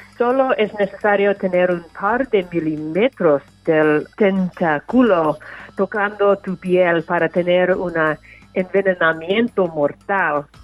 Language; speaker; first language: Spanish; non-native, learner; English